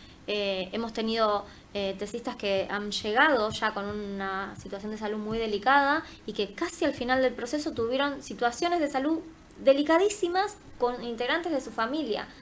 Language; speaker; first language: Spanish; native; Spanish